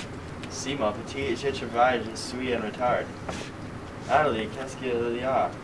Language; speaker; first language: French; non-native, learner; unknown